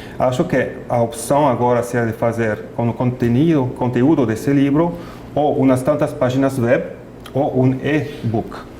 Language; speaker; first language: Portuguese; non-native, fluent; French